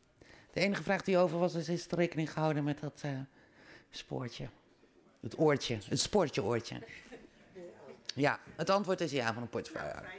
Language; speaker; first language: Dutch; native; Dutch